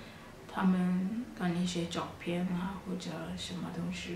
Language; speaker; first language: Chinese; non-native, fluent; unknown